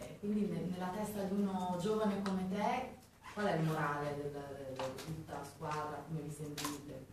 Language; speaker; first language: Italian; native; Italian